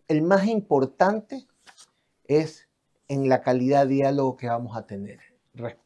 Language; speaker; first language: Spanish; native; Spanish